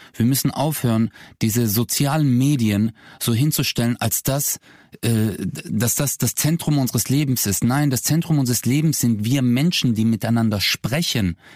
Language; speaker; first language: German; early bilingual, other home language; Turkish